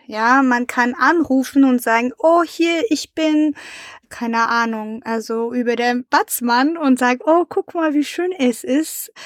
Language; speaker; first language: German; non-native, learner; French